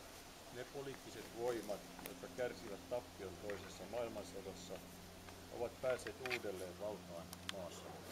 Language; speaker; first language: Finnish; native; Finnish